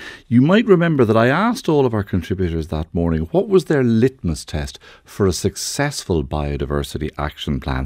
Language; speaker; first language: English; native; English